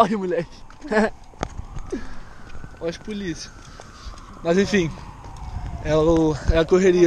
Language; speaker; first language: Portuguese; native; Portuguese